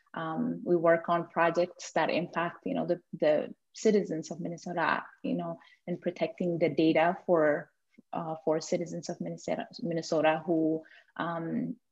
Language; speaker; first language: English; non-native, fluent; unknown